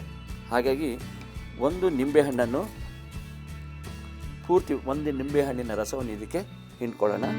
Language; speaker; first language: Kannada; native; Kannada